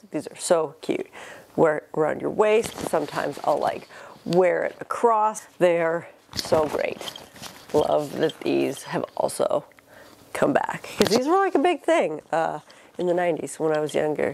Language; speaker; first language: English; native; English